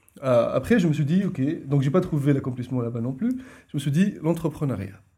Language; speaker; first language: French; non-native, local second language; Arabic